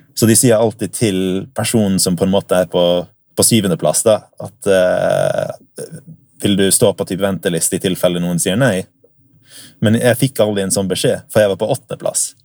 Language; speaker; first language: Norwegian; early bilingual, other home language; English